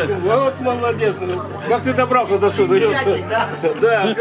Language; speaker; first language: Russian; native; Russian